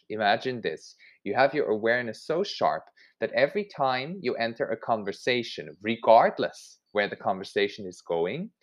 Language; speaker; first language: English; non-native, fluent; Swiss German